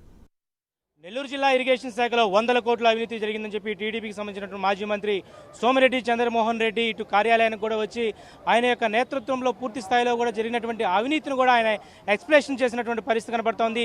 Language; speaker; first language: Telugu; native; Telugu